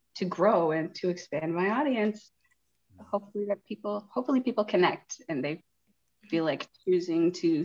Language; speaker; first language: English; native; English